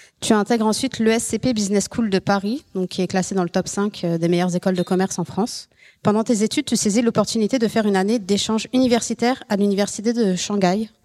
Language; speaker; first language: French; native; French